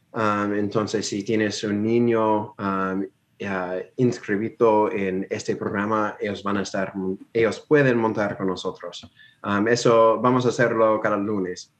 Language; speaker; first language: Spanish; non-native, fluent; English